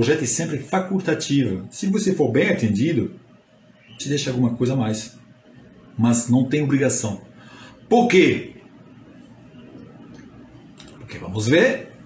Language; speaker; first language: Portuguese; non-native, fluent; French